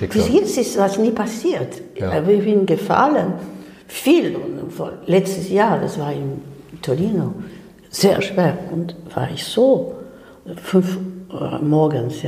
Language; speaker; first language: German; non-native, fluent; Spanish